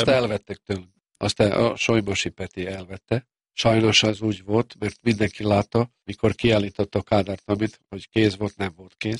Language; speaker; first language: Hungarian; non-native, local second language; Serbian